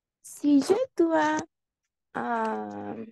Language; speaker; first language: French; non-native, learner; Spanish